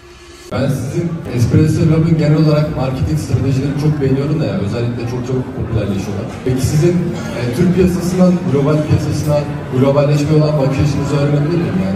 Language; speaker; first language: Turkish; native; Turkish